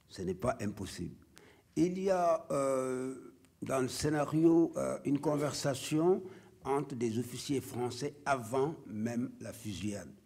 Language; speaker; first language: French; non-native, local second language; Wolof